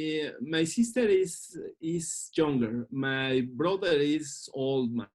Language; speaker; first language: English; non-native, learner; Spanish